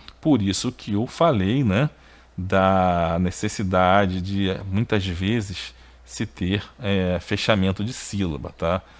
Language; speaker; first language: Portuguese; native; Portuguese